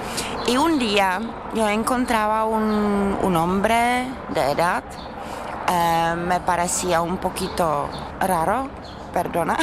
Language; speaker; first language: Spanish; non-native, learner; Czech